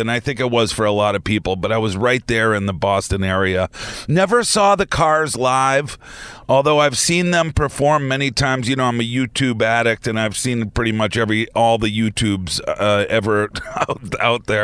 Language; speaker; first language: English; native; English